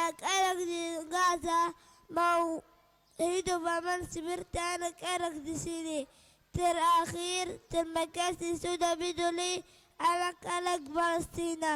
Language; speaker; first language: Indonesian; non-native, learner; Arabic